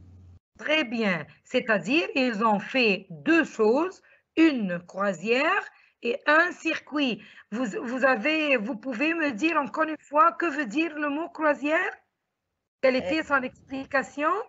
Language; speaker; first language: French; non-native, fluent; Arabic